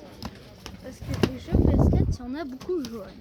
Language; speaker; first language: French; native; French